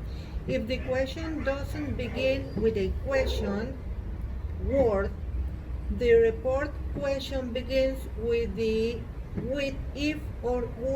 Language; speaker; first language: English; non-native, learner; Spanish